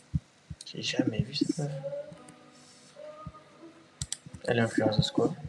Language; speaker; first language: French; native; French